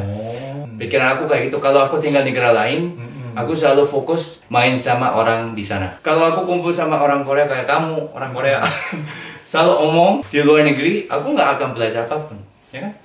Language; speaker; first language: Indonesian; non-native, fluent; Korean